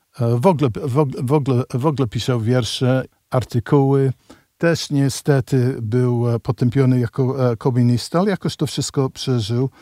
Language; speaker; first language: Polish; early bilingual, heritage; English